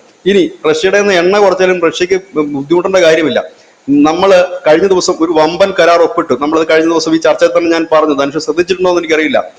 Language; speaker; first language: Malayalam; native; Malayalam